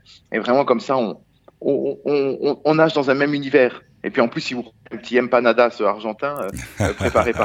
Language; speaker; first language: French; native; French